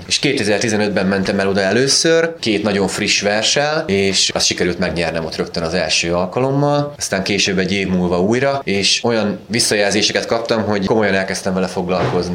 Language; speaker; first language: Hungarian; native; Hungarian